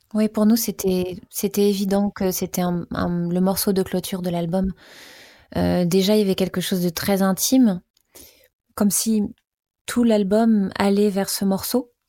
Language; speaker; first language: French; native; French